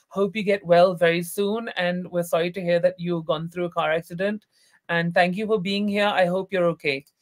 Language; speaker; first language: Hindi; native; Hindi